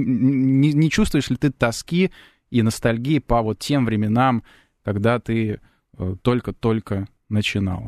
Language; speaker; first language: Russian; native; Russian